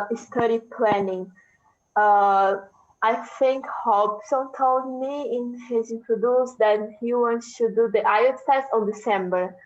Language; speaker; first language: English; non-native, fluent; Portuguese